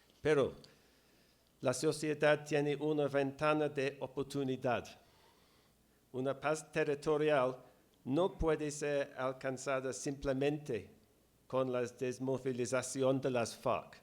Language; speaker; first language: Spanish; non-native, fluent; English